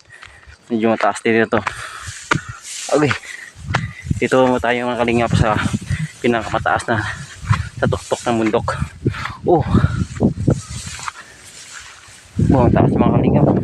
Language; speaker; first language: Filipino; non-native, local second language; Kinaray-a